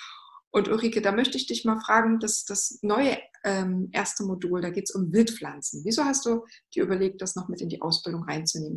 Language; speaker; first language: German; native; German